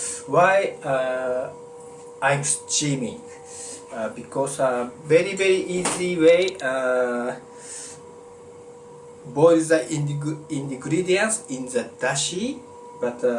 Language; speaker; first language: English; non-native, learner; Japanese